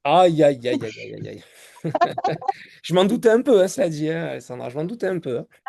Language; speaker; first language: French; native; French